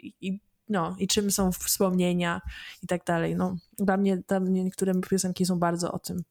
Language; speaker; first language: Polish; early bilingual, heritage; English